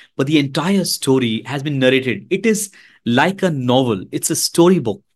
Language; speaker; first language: English; non-native, local second language; Hindi